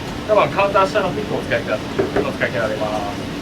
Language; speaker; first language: Japanese; native; Japanese